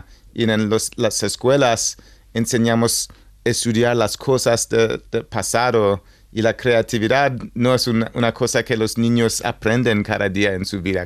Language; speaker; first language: Spanish; non-native, learner; English